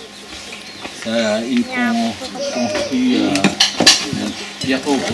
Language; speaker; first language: French; non-native, learner; Lao